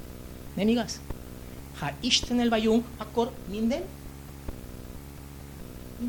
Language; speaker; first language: Hungarian; non-native, learner; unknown